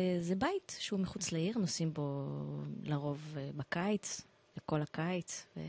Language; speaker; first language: Hebrew; early bilingual, other home language; Russian